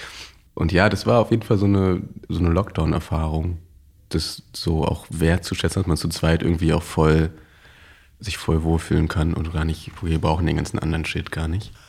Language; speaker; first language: German; native; German